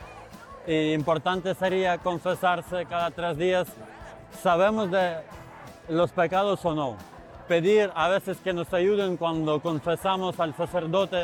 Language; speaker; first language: Spanish; non-native, fluent; Ukrainian